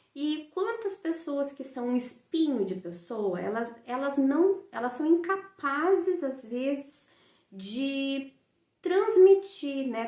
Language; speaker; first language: Portuguese; native; Portuguese